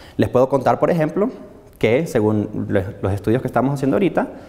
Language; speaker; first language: Spanish; native; Spanish